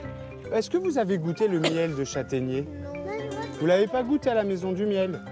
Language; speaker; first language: French; native; French